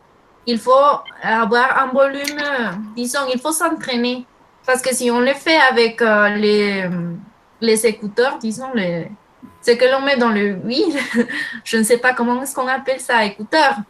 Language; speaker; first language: French; non-native, fluent; Spanish